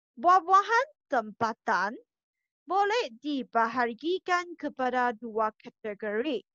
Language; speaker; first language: Malay; non-native, local second language; Chinese